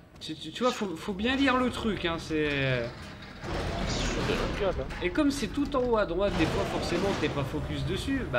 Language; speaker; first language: French; native; French